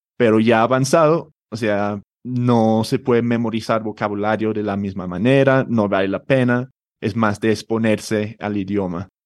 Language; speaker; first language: Spanish; non-native, fluent; English